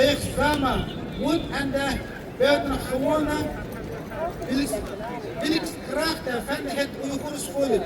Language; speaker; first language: Dutch; non-native, local second language; Uyghur